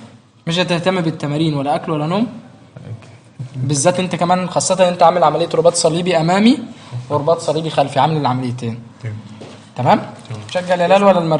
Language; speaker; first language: Arabic; native; Arabic